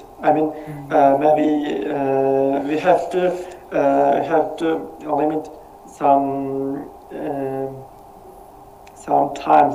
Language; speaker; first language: English; non-native, learner; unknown